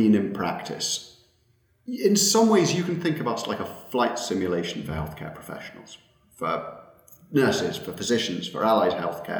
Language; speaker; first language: English; native; English